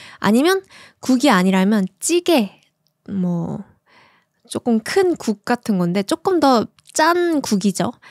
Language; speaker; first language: Korean; native; Korean